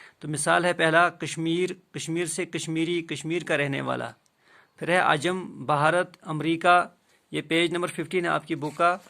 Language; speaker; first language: Urdu; non-native, local second language; Kashmiri